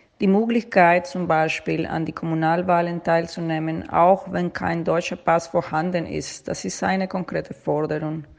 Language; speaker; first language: German; non-native, fluent; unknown